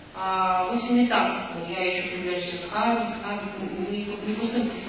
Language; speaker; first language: Russian; native; Russian